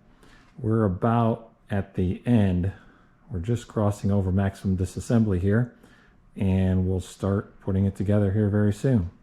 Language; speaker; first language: English; native; English